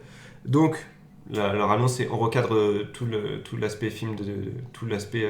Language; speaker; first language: French; native; French